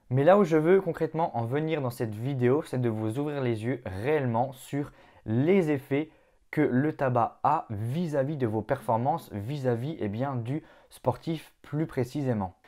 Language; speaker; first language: French; native; French